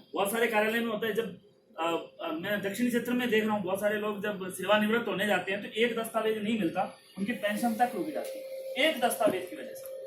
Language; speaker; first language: Hindi; non-native, local second language; Punjabi